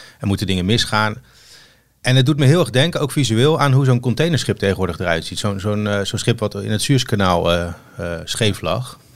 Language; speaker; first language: Dutch; native; Dutch